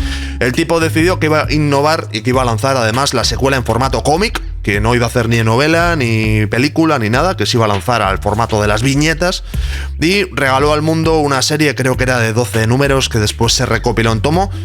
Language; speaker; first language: Spanish; native; Spanish